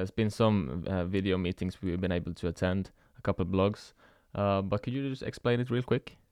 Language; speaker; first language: English; non-native, fluent; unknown